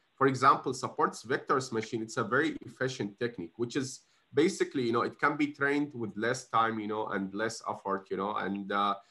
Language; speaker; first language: English; non-native, fluent; Arabic